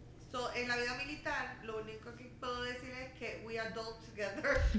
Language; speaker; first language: Spanish; native; Spanish